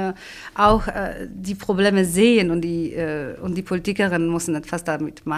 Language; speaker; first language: German; non-native, fluent; Polish